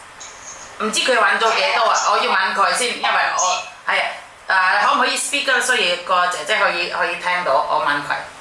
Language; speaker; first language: Cantonese; non-native, fluent; Indonesian